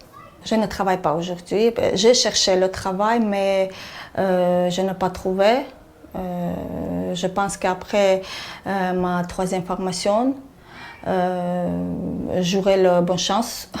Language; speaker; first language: French; non-native, learner; Armenian